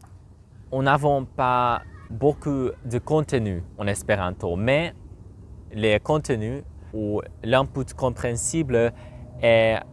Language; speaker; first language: French; non-native, learner; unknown